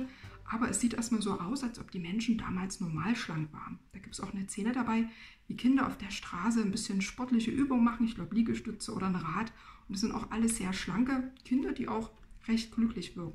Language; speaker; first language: German; native; German